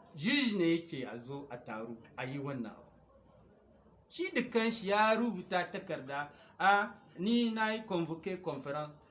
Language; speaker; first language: Hausa; non-native, local second language; Fula